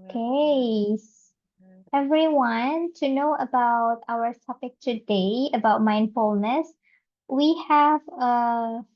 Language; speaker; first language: English; non-native, fluent; Indonesian